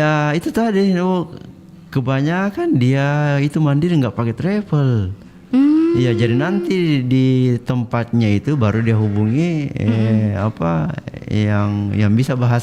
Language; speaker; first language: Indonesian; native; Indonesian